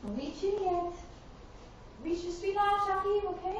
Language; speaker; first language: French; non-native, fluent; English